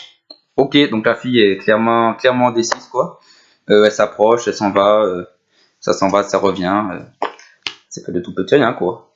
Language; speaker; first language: French; native; French